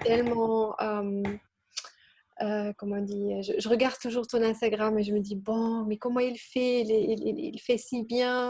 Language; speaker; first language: French; non-native, learner; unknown